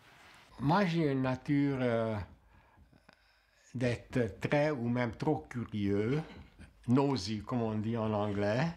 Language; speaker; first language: French; non-native, fluent; Hungarian